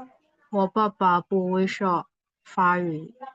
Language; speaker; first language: Chinese; non-native, learner; Burmese